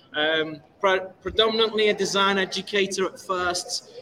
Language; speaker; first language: English; native; English